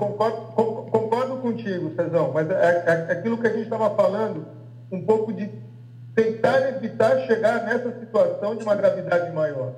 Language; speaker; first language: Portuguese; native; Portuguese